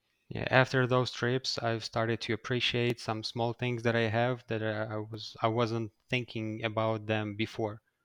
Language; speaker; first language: English; non-native, fluent; Ukrainian